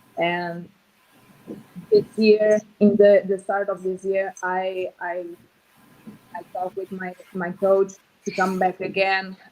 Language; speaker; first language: English; non-native, learner; Portuguese